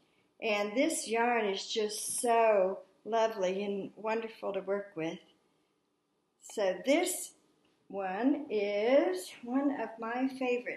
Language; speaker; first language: English; native; English